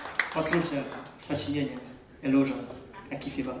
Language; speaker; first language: Russian; non-native, fluent; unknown